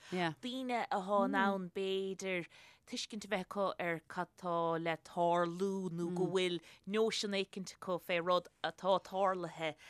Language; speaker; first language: Irish; native; Irish